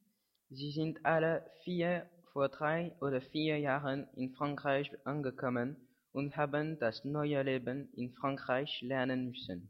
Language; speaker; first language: German; non-native, learner; French